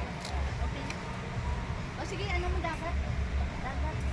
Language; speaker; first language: Filipino; native; Filipino